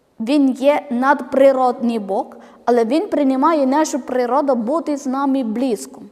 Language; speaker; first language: Ukrainian; non-native, learner; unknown